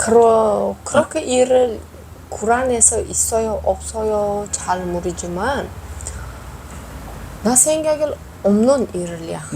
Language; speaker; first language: Korean; non-native, learner; Uzbek